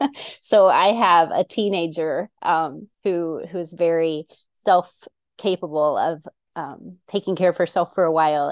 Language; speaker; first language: English; native; English